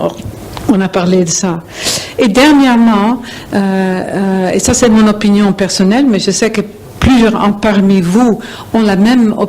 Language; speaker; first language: French; non-native, fluent; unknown